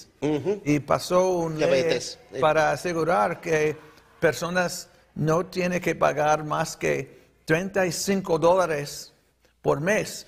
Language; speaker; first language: Spanish; early bilingual, heritage; Spanish